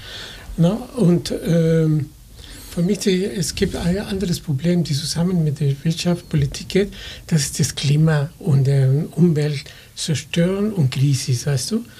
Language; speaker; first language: German; non-native, fluent; Spanish